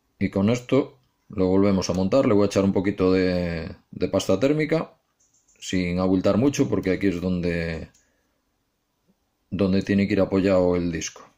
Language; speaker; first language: Spanish; native; Spanish